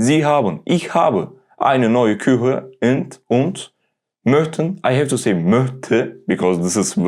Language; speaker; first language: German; non-native, learner; Turkish